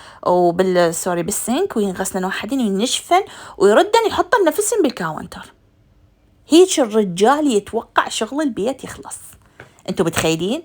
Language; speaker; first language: Arabic; native; Arabic